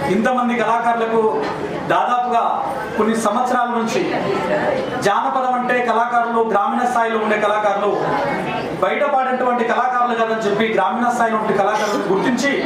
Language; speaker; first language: Telugu; native; Telugu